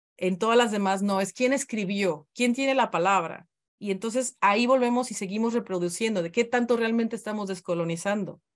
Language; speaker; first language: Spanish; native; Spanish